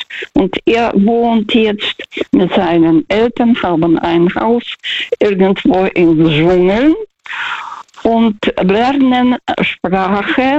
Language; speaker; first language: German; non-native, learner; Russian